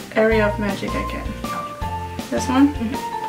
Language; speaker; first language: English; non-native, fluent; German